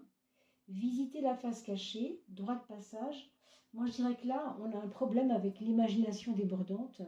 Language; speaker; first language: French; native; French